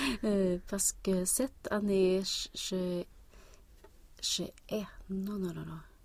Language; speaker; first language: French; non-native, learner; Swedish